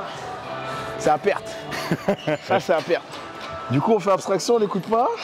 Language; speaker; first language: French; native; French